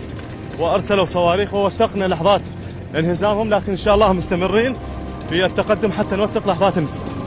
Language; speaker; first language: Arabic; native; Arabic